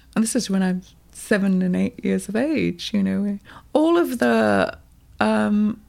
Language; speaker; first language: English; native; English